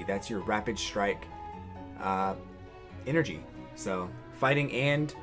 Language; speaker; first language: English; native; English